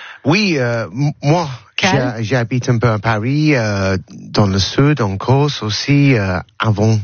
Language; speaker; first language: French; non-native, learner; English